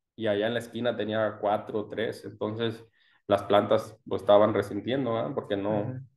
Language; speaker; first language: Spanish; native; Spanish